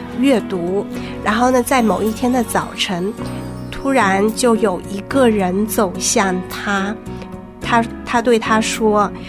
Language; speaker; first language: Chinese; native; Chinese